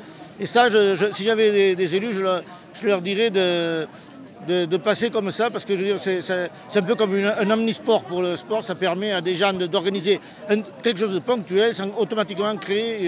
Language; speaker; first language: French; native; French